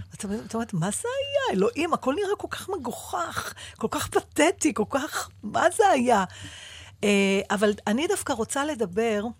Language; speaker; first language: Hebrew; native; Hebrew